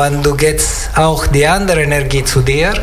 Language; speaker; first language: German; non-native, learner; Italian